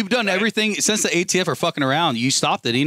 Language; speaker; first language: English; native; English